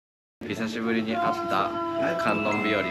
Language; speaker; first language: Japanese; native; Japanese